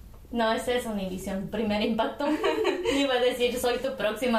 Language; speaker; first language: Spanish; early bilingual, heritage; Spanish